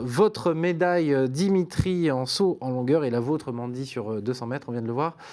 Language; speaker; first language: French; native; French